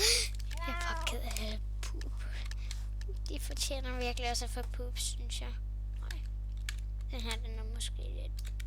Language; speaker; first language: Danish; native; Danish